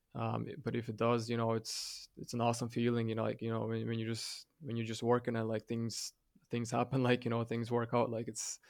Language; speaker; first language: English; non-native, fluent; Latvian